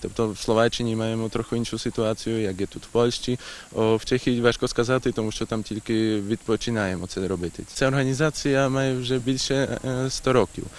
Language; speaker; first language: Ukrainian; early bilingual, heritage; Ukrainian